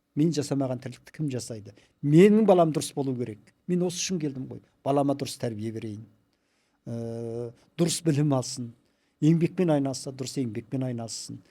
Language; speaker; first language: Kazakh; early bilingual, heritage; Kazakh